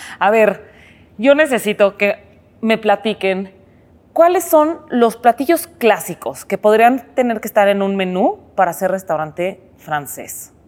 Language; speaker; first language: Spanish; native; Spanish